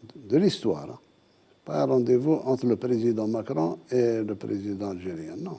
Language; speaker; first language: French; non-native, local second language; Arabic